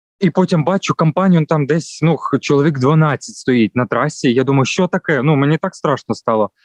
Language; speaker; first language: Ukrainian; non-native, local second language; Russian